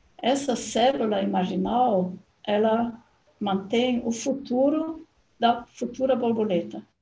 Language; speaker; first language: Portuguese; non-native, fluent; German